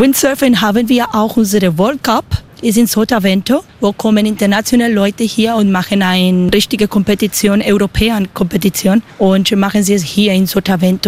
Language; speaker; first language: German; non-native, learner; Spanish